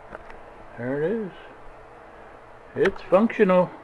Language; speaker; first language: English; native; English